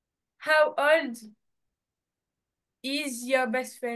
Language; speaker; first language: English; non-native, learner; French